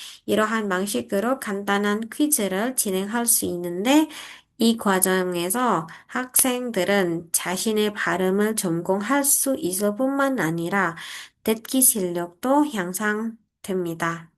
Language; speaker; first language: Korean; non-native, fluent; Indonesian